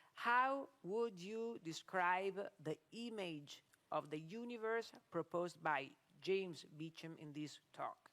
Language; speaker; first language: English; non-native, fluent; Italian